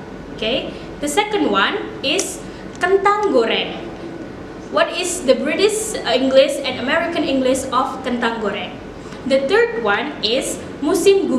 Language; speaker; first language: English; non-native, fluent; Indonesian